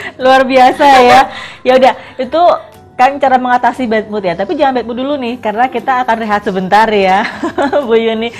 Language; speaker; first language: Indonesian; native; Indonesian